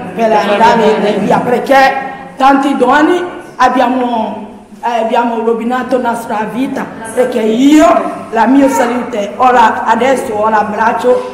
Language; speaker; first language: Italian; non-native, learner; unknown